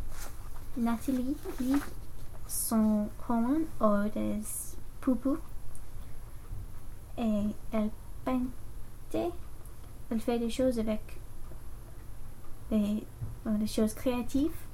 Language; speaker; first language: French; non-native, learner; English